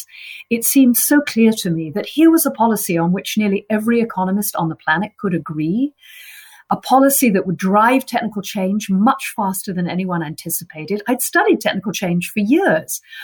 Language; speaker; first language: English; native; English